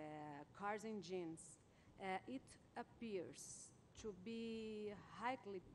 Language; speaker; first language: English; non-native, learner; Portuguese